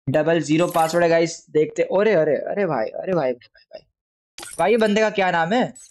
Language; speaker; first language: Hindi; non-native, local second language; Gujarati